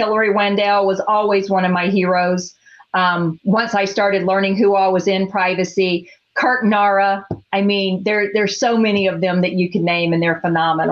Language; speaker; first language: English; native; English